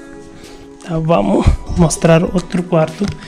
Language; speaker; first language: Portuguese; non-native, learner; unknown